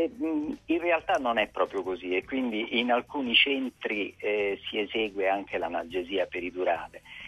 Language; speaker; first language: Italian; native; Italian